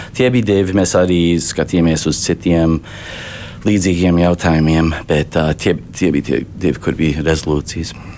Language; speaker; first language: Latvian; early bilingual, heritage; Latvian